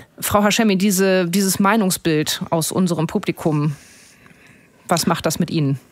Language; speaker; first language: German; native; German